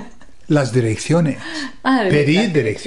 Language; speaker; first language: Spanish; non-native, fluent; English